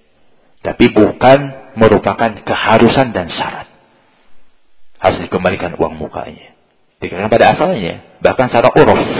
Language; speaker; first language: Indonesian; native; Indonesian